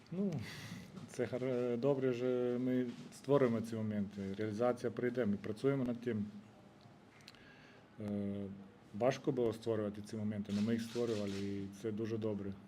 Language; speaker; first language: Ukrainian; non-native, fluent; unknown